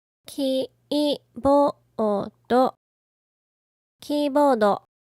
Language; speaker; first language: Japanese; native; Japanese